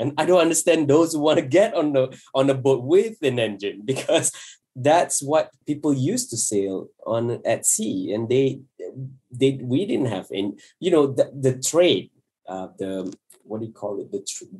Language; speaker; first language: English; non-native, local second language; Malay